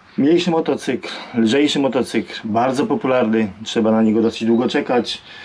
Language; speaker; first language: Polish; native; Polish